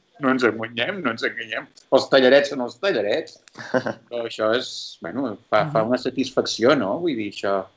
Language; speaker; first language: Catalan; native; Catalan